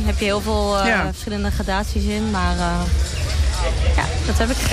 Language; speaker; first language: Dutch; native; Dutch